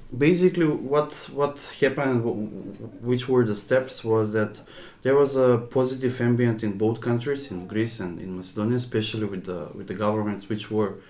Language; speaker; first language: English; non-native, fluent; Macedonian